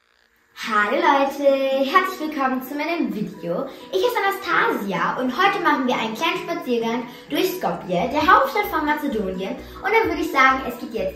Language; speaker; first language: German; non-native, fluent; Macedonian